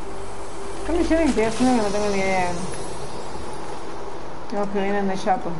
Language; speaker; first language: Spanish; native; Spanish